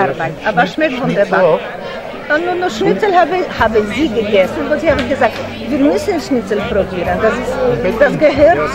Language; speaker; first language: German; non-native, learner; Polish